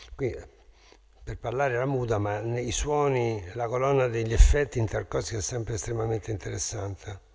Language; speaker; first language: Italian; native; Italian